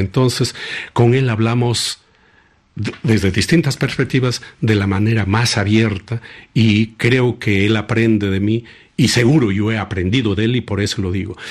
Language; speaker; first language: Spanish; native; Spanish